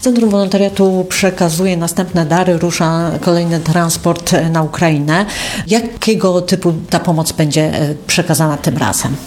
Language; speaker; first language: Polish; native; Polish